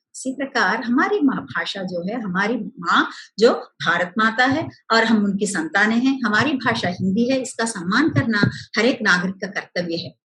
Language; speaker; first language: Hindi; non-native, local second language; Telugu